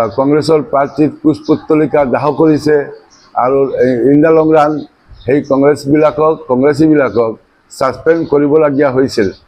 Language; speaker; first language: Assamese; non-native, local second language; Bangla